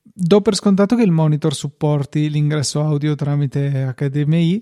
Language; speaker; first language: Italian; native; Italian